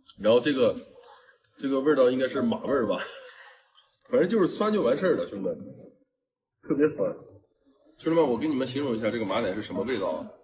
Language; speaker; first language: Chinese; native; Chinese